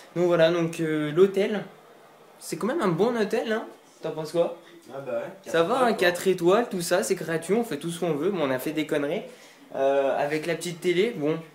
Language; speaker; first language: French; native; French